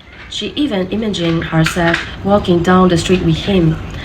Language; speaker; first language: English; non-native, learner; Burmese